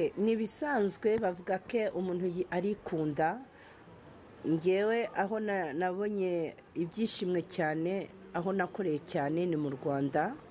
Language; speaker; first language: Kinyarwanda; early bilingual, heritage; Kinyarwanda